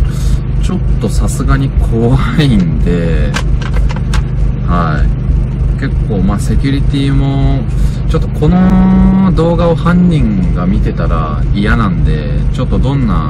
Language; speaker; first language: Japanese; native; Japanese